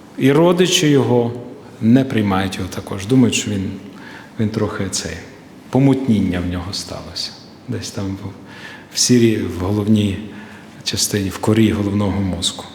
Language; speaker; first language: Ukrainian; native; Ukrainian